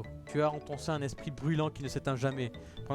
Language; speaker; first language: French; native; French